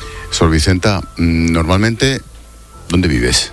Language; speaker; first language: Spanish; native; Spanish